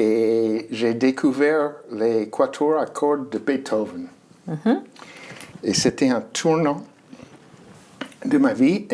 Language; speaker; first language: French; non-native, fluent; English